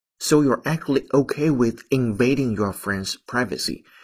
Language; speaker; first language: English; non-native, fluent; Chinese